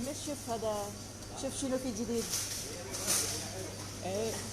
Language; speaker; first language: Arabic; non-native, learner; Filipino